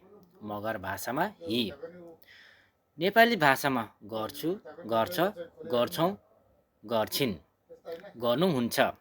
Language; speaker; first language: Nepali; non-native, local second language; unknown